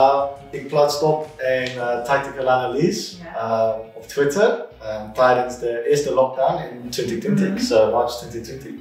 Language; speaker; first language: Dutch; non-native, learner; English